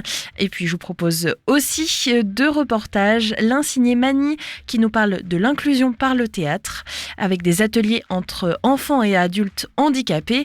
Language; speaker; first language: French; native; French